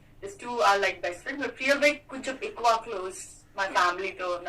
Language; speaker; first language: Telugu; non-native, learner; Gujarati